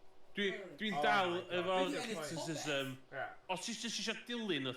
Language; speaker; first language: Welsh; native; Welsh